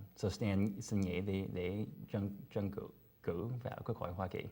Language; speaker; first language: Vietnamese; early bilingual, heritage; Vietnamese